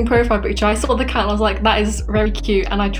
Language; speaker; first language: English; native; English